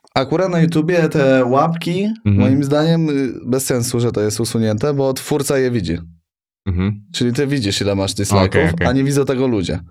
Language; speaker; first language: Polish; native; Polish